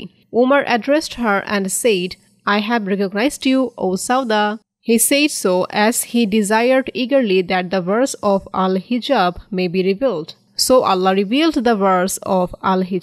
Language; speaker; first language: English; non-native, fluent; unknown